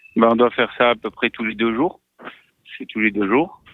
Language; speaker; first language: French; native; French